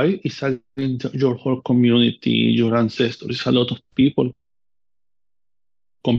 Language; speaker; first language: English; non-native, fluent; Spanish